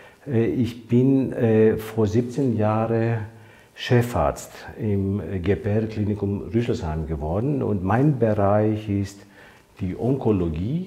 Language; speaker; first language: German; non-native, fluent; Greek